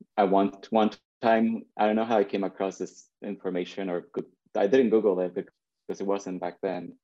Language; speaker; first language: English; early bilingual, other home language; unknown